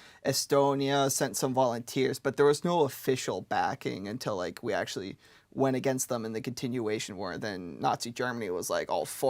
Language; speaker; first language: English; non-native, fluent; Finnish